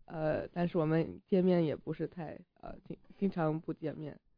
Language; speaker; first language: Chinese; early bilingual, heritage; Chinese